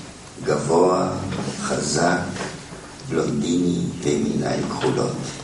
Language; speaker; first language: Hebrew; non-native, fluent; German